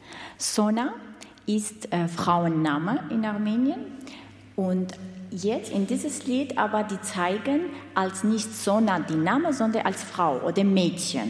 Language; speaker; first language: German; non-native, learner; Armenian